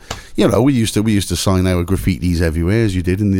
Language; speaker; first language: English; native; English